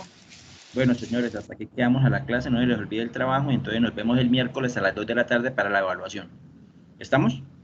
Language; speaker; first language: Spanish; native; Spanish